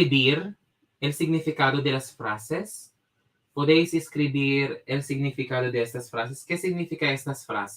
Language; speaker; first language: Spanish; non-native, fluent; Filipino